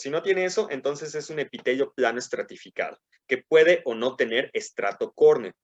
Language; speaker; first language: Spanish; native; Spanish